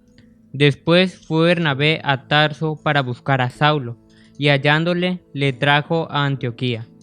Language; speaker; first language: Spanish; native; Spanish